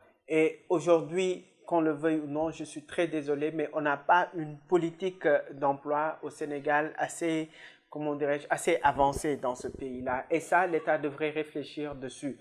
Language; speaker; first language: French; non-native, local second language; Wolof